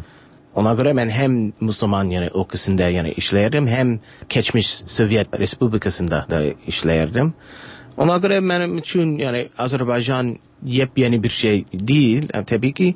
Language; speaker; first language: Turkish; non-native, fluent; English